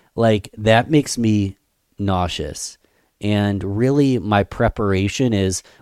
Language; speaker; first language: English; native; English